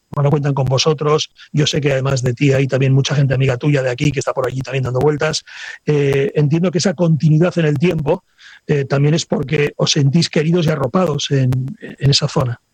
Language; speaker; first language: Spanish; native; Spanish